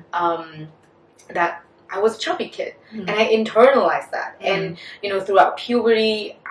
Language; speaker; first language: English; non-native, fluent; Vietnamese